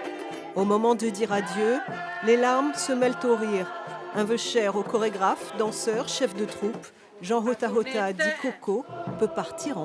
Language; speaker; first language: French; native; French